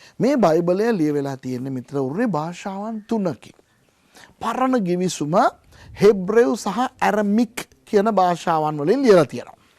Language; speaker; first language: Sinhala; non-native, local second language; Tamil